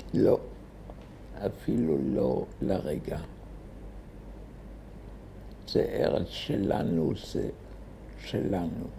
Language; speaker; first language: Hebrew; early bilingual, other home language; German